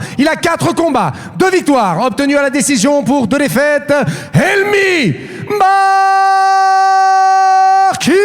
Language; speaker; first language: French; native; French